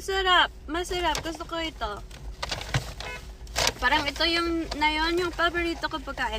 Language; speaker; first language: Filipino; non-native, learner; English